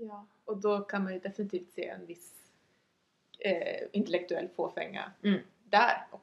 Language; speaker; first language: Swedish; native; Swedish